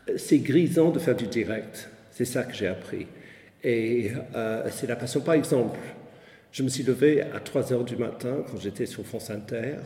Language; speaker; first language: French; non-native, fluent; English